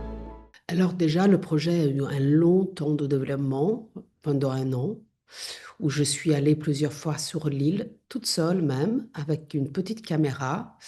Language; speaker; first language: French; non-native, fluent; Italian